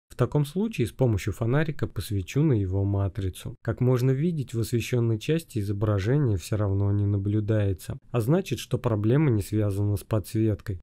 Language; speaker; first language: Russian; native; Russian